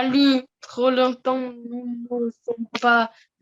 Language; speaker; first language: French; non-native, learner; Russian